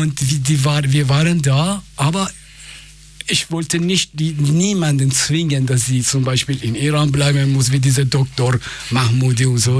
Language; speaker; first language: German; non-native, fluent; Persian